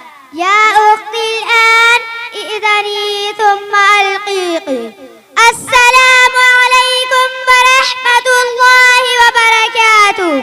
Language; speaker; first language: Arabic; non-native, learner; Urdu